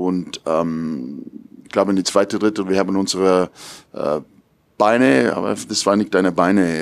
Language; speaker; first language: German; non-native, learner; English